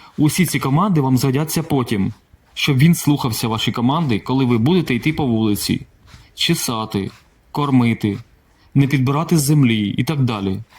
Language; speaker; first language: Ukrainian; non-native, local second language; Russian